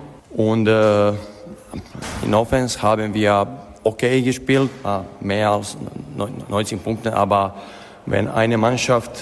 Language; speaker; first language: German; non-native, fluent; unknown